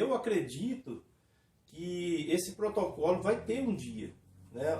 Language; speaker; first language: Portuguese; native; Portuguese